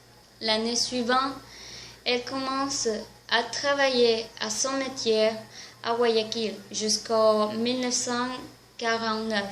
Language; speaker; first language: French; non-native, learner; Spanish